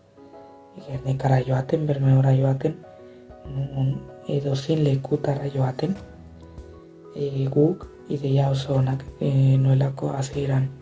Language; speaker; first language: Basque; non-native, local second language; Spanish